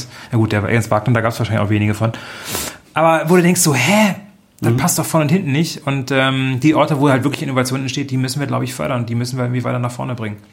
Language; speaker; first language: German; native; German